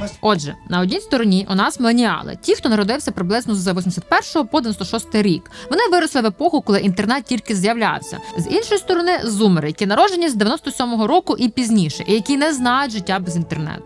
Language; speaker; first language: Ukrainian; native; Ukrainian